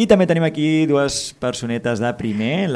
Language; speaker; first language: Catalan; native; Catalan